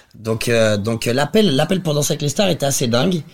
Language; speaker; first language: French; native; French